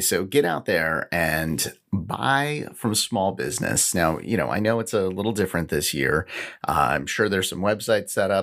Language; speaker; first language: English; native; English